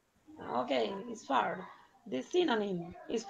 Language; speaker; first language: English; non-native, learner; Spanish